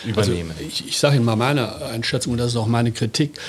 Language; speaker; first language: German; native; German